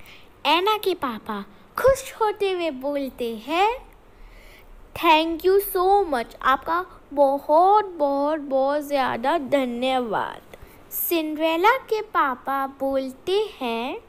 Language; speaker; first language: Hindi; native; Hindi